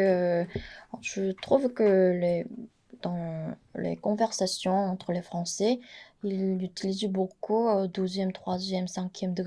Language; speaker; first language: French; non-native, fluent; Korean